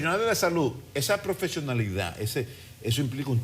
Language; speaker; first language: Spanish; native; Spanish